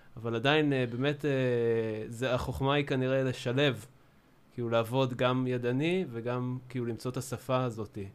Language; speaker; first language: Hebrew; native; Hebrew